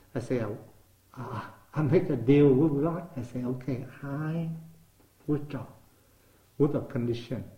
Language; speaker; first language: English; non-native, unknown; Vietnamese